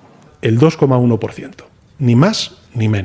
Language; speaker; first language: Spanish; native; Spanish